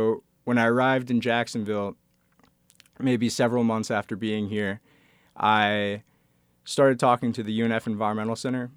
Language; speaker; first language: English; native; English